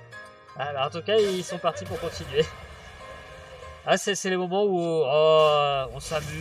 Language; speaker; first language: French; native; French